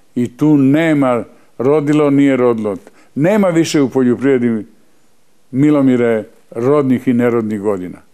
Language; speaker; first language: Serbian; native; Serbian